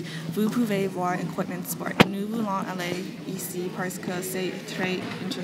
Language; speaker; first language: French; non-native, learner; English